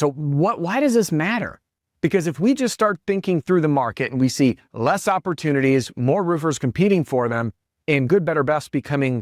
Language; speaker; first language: English; native; English